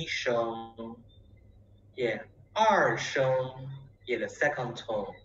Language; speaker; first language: English; non-native, learner; Chinese